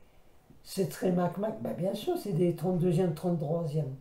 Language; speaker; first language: French; native; French